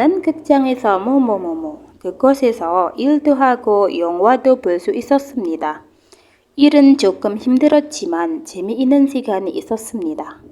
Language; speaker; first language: Korean; non-native, fluent; Indonesian